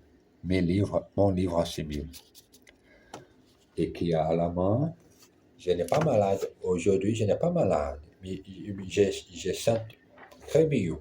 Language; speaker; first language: French; non-native, learner; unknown